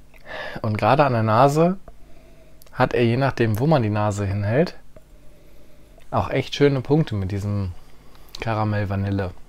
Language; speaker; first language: German; native; German